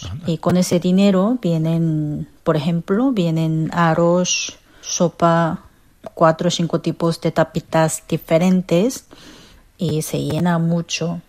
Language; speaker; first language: Spanish; non-native, fluent; Korean